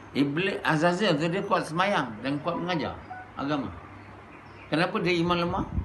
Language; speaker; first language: Malay; native; Malay